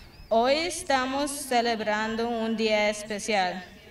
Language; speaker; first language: Spanish; early bilingual, heritage; Spanish